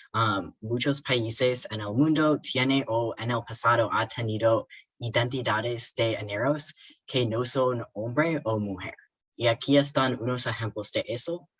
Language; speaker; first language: Spanish; non-native, learner; English